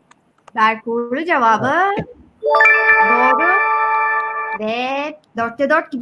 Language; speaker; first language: Turkish; native; Turkish